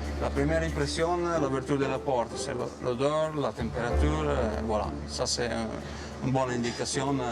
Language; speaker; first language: French; non-native, fluent; Italian